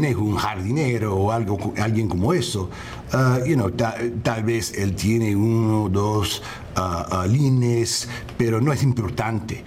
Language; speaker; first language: Spanish; early bilingual, heritage; English